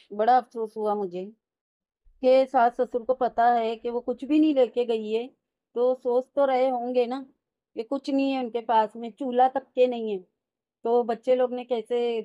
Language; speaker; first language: Hindi; native; Hindi